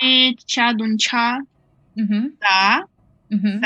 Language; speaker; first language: Korean; non-native, learner; English